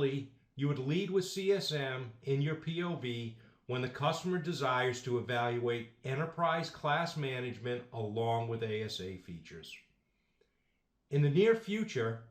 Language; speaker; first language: English; native; English